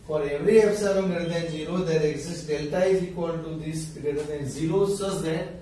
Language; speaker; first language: English; non-native, local second language; Gujarati